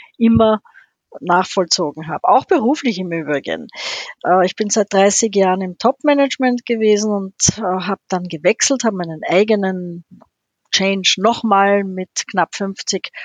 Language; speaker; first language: German; non-native, local second language; French